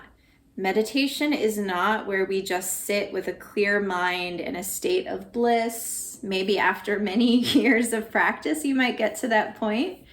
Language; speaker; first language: English; native; English